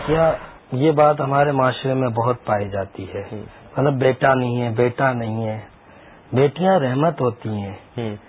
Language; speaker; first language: Urdu; native; Urdu